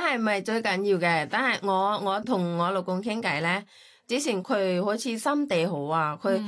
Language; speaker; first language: Cantonese; non-native, learner; Thai